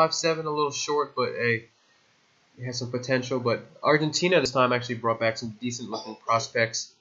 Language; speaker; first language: English; native; English